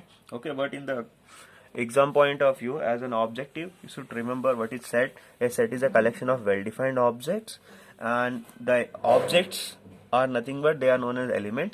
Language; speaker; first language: English; non-native, local second language; Telugu